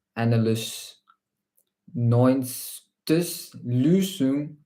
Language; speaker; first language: German; non-native, learner; Malayalam